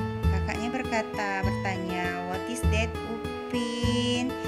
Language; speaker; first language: English; non-native, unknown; Indonesian